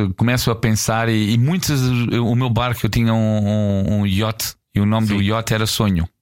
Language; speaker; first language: Portuguese; non-native, fluent; English